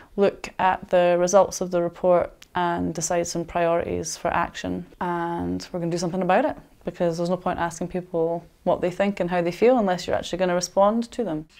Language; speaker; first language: English; native; English